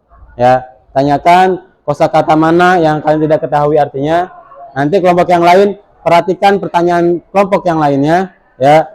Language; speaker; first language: Indonesian; native; Indonesian